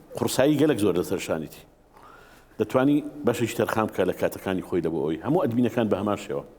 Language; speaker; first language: Central Kurdish; native; Central Kurdish